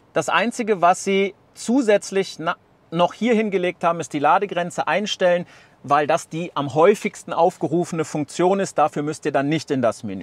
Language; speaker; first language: German; native; German